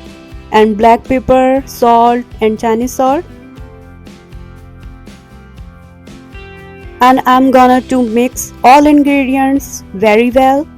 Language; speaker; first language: English; non-native, local second language; Urdu